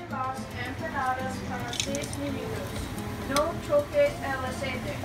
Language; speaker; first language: Spanish; non-native, learner; English